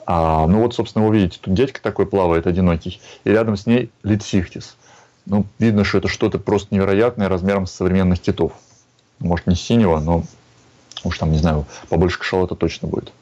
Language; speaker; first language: Russian; native; Russian